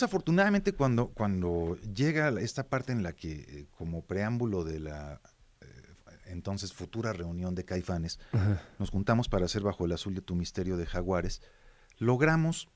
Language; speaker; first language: Spanish; native; Spanish